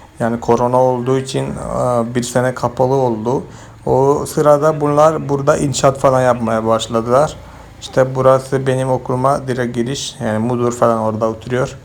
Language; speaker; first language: Turkish; non-native, fluent; Malayalam